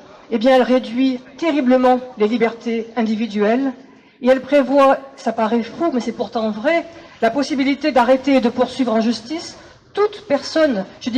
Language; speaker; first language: French; native; French